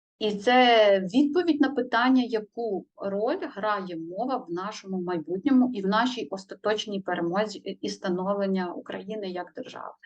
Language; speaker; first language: Ukrainian; native; Ukrainian